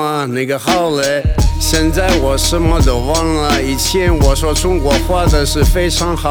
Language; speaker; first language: Chinese; non-native, learner; Russian